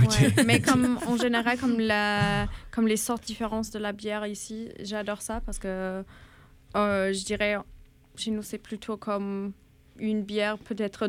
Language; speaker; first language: French; non-native, fluent; German